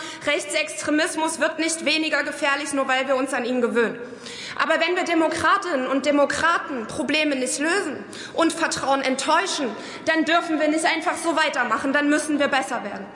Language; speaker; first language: German; early bilingual, other home language; Arabic